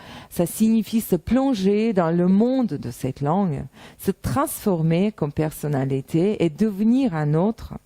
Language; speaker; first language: French; non-native, fluent; Russian